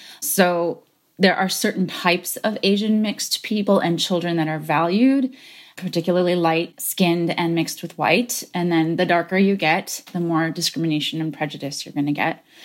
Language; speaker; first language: English; native; English